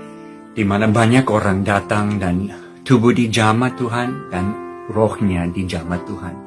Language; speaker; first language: Indonesian; non-native, fluent; English